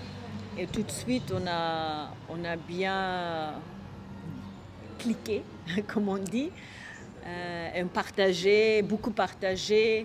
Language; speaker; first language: French; non-native, fluent; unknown